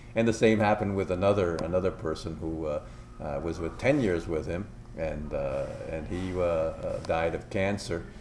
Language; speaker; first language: English; non-native, local second language; Spanish